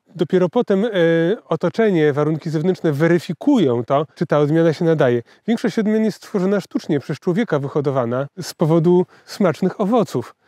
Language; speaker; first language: Polish; native; Polish